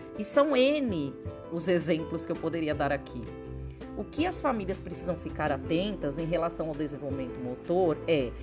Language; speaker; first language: Portuguese; native; Portuguese